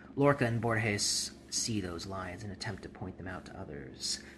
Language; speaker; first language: English; native; English